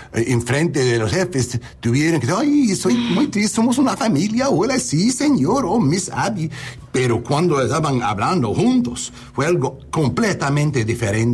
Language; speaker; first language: Spanish; non-native, learner; English